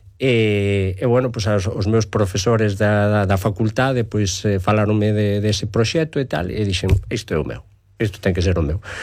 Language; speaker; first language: Galician; native; Galician